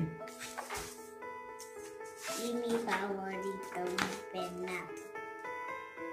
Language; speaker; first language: Spanish; early bilingual, heritage; Spanish